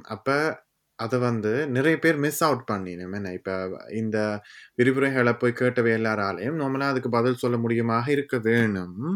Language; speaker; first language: Tamil; early bilingual, heritage; Tamil